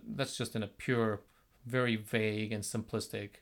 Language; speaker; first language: English; non-native, fluent; Korean